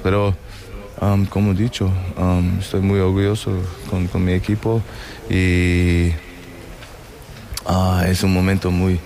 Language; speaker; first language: Spanish; non-native, learner; German